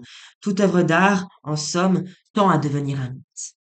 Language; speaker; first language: French; native; French